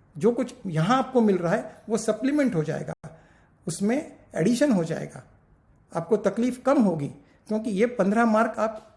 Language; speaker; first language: Hindi; non-native, local second language; Marathi